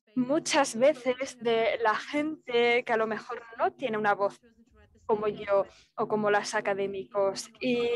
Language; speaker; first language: Spanish; non-native, fluent; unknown